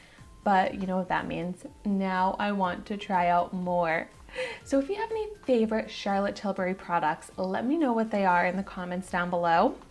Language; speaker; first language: English; native; English